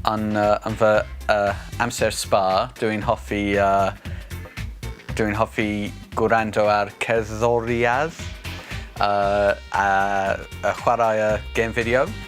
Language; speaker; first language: Welsh; non-native, local second language; English